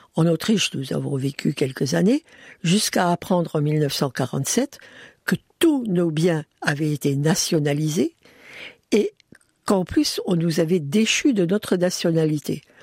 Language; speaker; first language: French; early bilingual, other home language; Hungarian